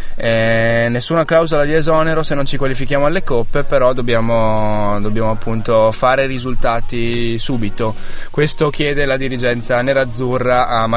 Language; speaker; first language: Italian; native; Italian